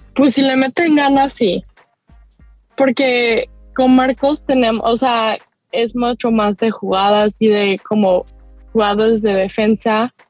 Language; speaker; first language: Spanish; early bilingual, other home language; English